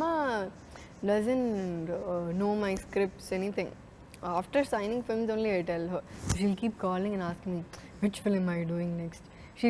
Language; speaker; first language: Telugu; non-native, learner; Malayalam